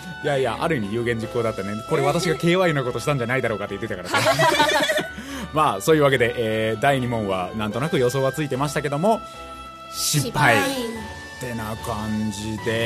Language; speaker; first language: Japanese; native; Japanese